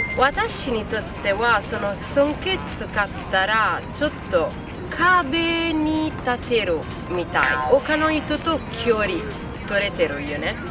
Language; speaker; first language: Japanese; non-native, fluent; Italian